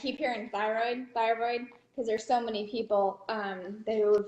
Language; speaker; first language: English; native; English